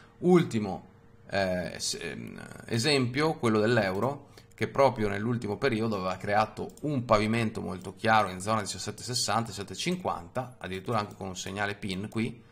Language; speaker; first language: Italian; native; Italian